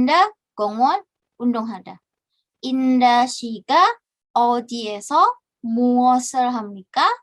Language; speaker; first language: Korean; non-native, fluent; Indonesian